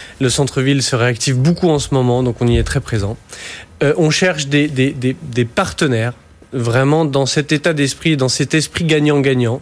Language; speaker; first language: French; native; French